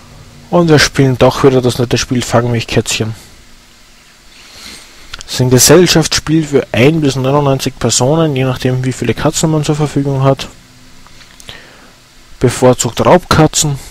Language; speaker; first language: German; native; German